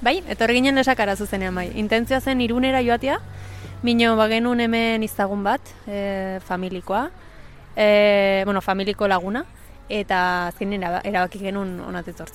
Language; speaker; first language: Basque; early bilingual, other home language; Spanish